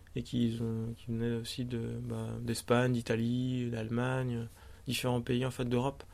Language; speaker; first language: French; native; French